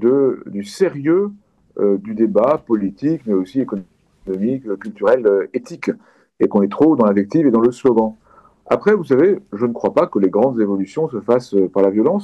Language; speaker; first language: French; native; French